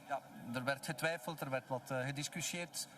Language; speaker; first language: Dutch; native; Dutch